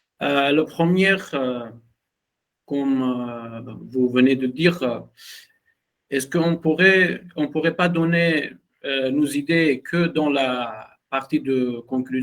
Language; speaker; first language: French; non-native, learner; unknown